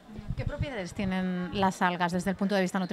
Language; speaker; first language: Spanish; native; Spanish